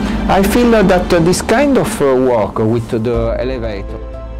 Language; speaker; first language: English; non-native, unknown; Italian